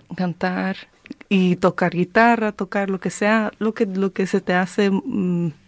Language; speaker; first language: Spanish; early bilingual, heritage; Spanish